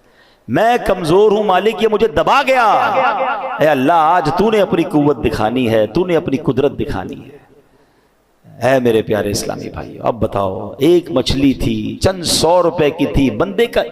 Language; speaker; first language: Urdu; native; Urdu